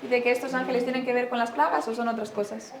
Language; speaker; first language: Spanish; non-native, fluent; Romanian